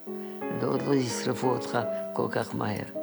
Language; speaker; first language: Hebrew; non-native, fluent; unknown